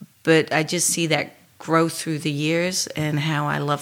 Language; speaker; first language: English; native; English